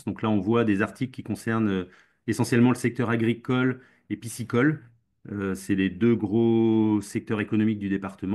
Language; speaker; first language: French; native; French